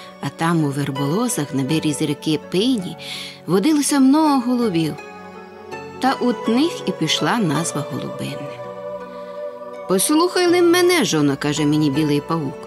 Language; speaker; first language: Ukrainian; native; Ukrainian